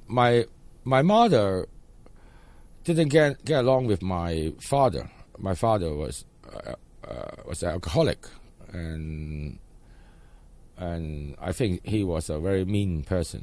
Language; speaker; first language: English; non-native, local second language; Cantonese